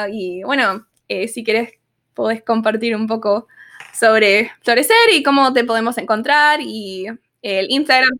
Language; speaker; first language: Spanish; early bilingual, other home language; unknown